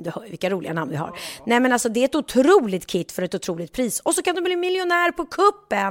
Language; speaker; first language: Swedish; native; Swedish